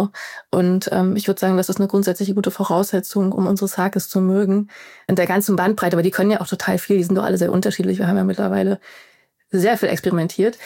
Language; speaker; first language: German; native; German